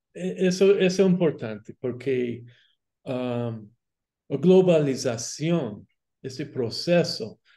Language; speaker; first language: Portuguese; non-native, fluent; English